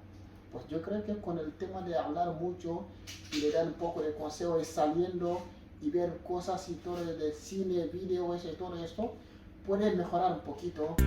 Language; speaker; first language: Spanish; non-native, fluent; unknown